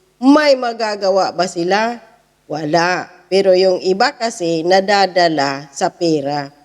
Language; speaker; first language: Filipino; native; Filipino